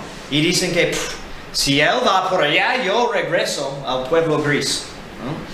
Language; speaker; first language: Spanish; non-native, fluent; English